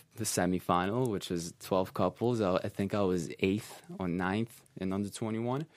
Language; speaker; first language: English; native; English